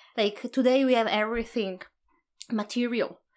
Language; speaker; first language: English; non-native, fluent; Italian